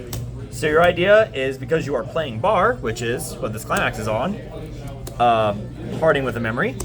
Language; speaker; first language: English; native; English